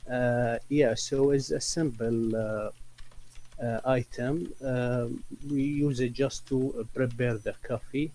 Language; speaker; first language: English; non-native, learner; Arabic